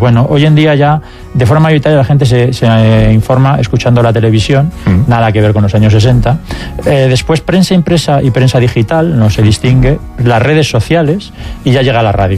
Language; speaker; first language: Spanish; native; Spanish